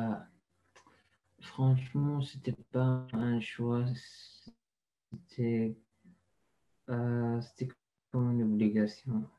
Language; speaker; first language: French; non-native, fluent; Arabic